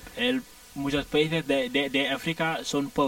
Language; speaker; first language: Spanish; non-native, learner; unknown